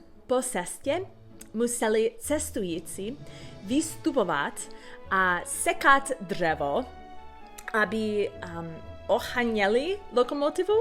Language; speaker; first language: Czech; non-native, learner; English